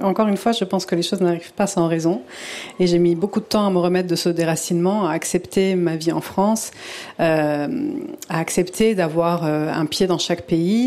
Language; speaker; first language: French; early bilingual, other home language; Italian